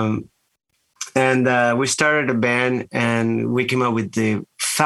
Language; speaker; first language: English; non-native, fluent; Spanish